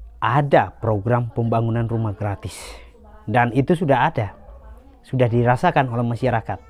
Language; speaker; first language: Indonesian; native; Indonesian